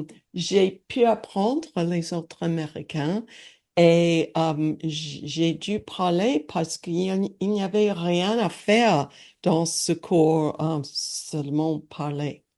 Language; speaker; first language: French; non-native, learner; English